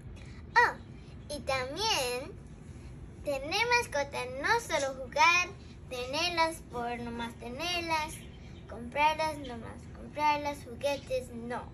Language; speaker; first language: Spanish; early bilingual, heritage; Spanish